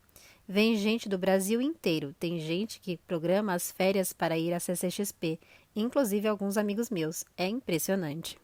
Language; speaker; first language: Portuguese; native; Portuguese